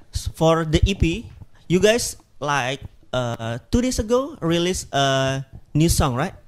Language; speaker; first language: English; non-native, learner; Indonesian